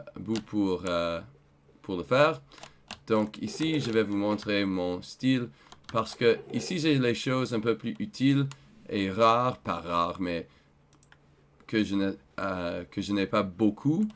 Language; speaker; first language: French; non-native, learner; English